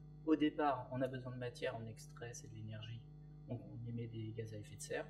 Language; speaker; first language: French; native; French